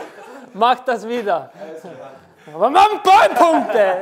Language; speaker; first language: German; non-native, fluent; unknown